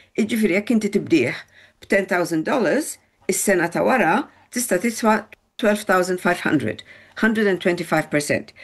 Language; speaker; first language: Maltese; early bilingual, heritage; Maltese